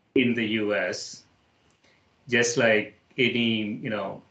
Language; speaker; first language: English; non-native, local second language; Malayalam